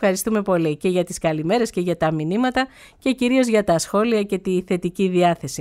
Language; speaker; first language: Greek; native; Greek